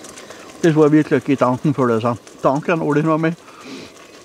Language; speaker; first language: German; native; German